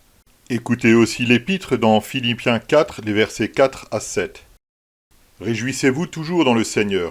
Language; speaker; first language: French; native; French